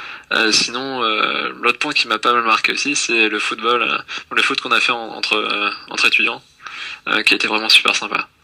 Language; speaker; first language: French; native; French